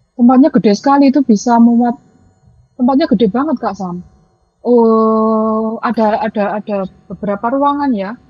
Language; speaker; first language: Indonesian; native; Indonesian